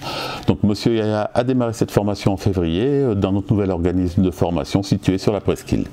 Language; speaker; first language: French; native; French